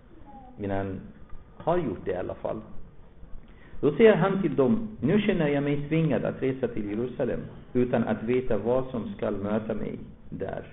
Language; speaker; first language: Swedish; non-native, fluent; Arabic